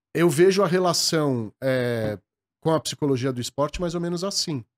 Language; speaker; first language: Portuguese; native; Portuguese